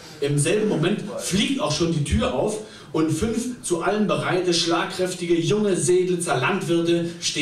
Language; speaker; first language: German; native; German